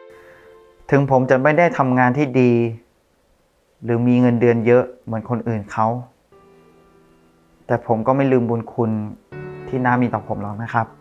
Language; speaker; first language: Thai; native; Thai